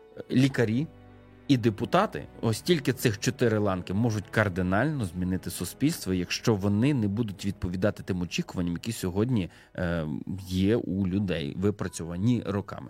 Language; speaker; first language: Ukrainian; native; Ukrainian